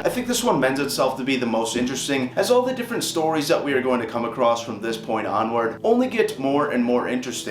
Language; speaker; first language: English; native; English